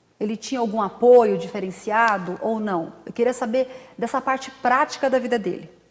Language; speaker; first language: Portuguese; native; Portuguese